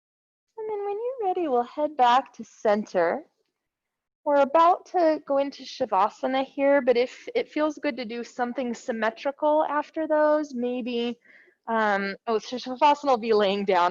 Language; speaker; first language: English; native; English